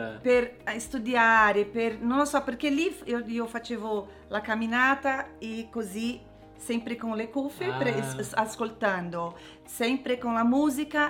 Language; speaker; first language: Italian; non-native, learner; Portuguese